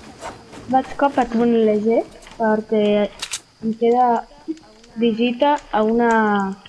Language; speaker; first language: Catalan; non-native, local second language; Spanish